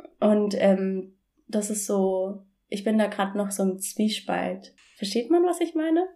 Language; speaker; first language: German; early bilingual, other home language; Bangla